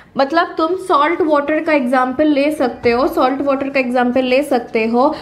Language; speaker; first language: Hindi; native; Hindi